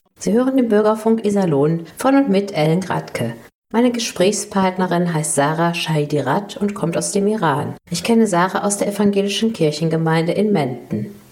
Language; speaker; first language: German; native; German